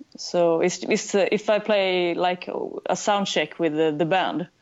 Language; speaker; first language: English; non-native, fluent; Swedish